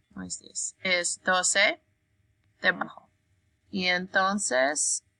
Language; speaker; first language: Spanish; non-native, learner; English